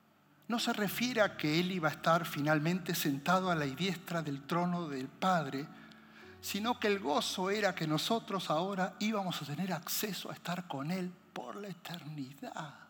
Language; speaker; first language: Spanish; native; Spanish